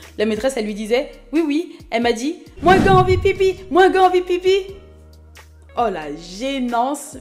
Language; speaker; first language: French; early bilingual, other home language; Haitian Creole